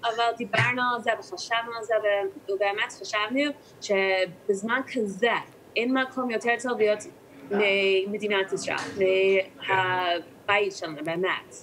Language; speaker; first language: Hebrew; non-native, learner; English